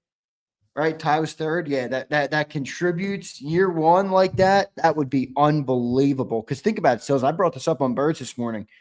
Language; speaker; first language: English; native; English